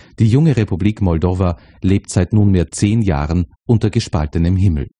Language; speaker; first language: German; native; German